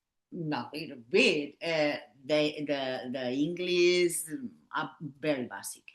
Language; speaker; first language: English; non-native, learner; Catalan